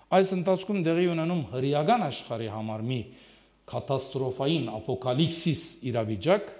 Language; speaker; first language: Armenian; early bilingual, heritage; French